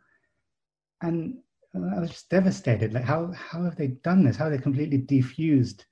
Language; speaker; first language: English; native; English